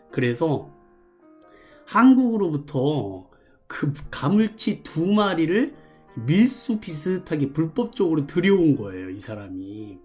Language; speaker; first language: Korean; native; Korean